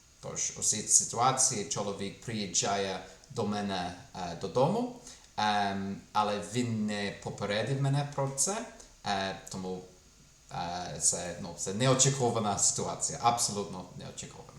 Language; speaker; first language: Ukrainian; non-native, fluent; English